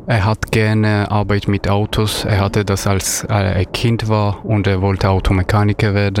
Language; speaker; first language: German; non-native, fluent; Persian